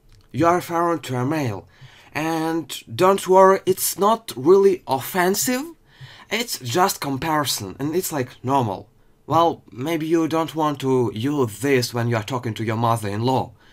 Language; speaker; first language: English; non-native, fluent; Ukrainian